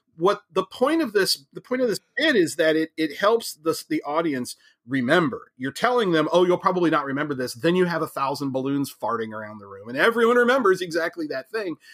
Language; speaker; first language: English; native; English